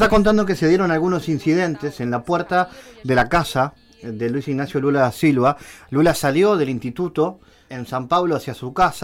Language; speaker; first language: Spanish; native; Spanish